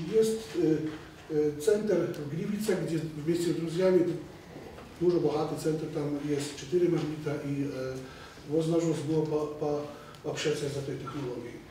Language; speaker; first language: Russian; non-native, fluent; Polish